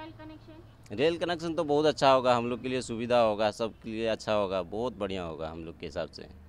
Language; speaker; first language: Hindi; non-native, local second language; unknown